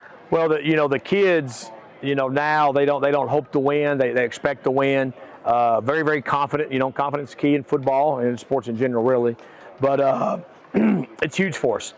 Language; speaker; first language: English; native; English